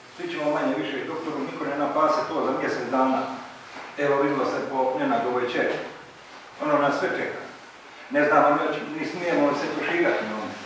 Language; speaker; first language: Bosnian; native; Bosnian